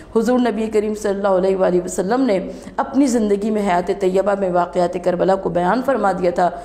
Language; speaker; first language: Urdu; native; Urdu